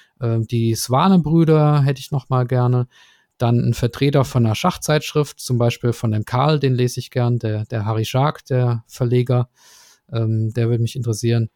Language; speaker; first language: German; native; German